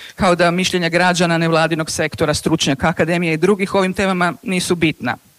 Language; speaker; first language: Croatian; native; Croatian